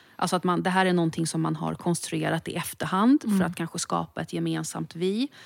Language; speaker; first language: Swedish; native; Swedish